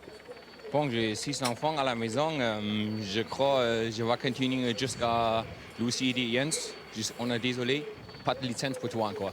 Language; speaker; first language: French; non-native, fluent; German